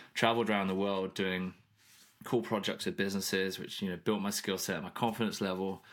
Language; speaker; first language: English; native; English